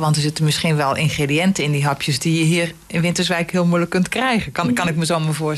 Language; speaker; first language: Dutch; native; Dutch